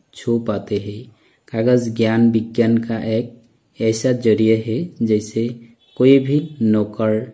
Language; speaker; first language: Hindi; non-native, local second language; Assamese